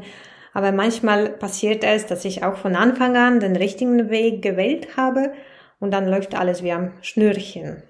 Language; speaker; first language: German; non-native, fluent; Polish